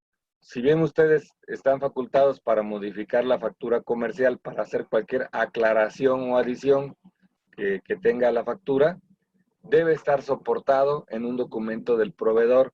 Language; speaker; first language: Spanish; native; Spanish